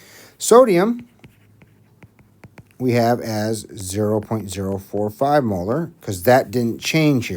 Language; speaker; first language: English; native; English